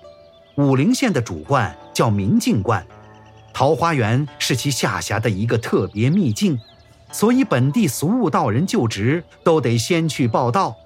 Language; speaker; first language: Chinese; native; Chinese